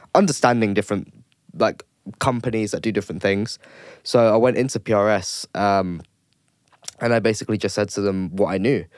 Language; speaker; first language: English; native; English